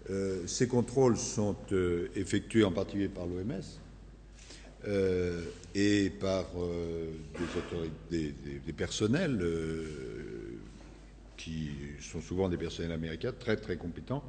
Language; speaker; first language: French; native; French